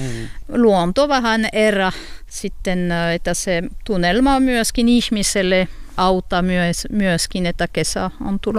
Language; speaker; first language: Finnish; non-native, learner; French